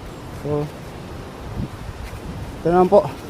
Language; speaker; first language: Filipino; native; Filipino